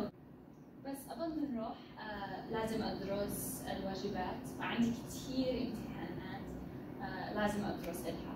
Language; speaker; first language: Arabic; non-native, learner; English